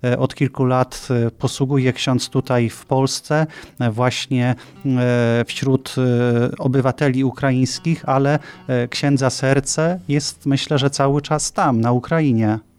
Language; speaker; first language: Polish; native; Polish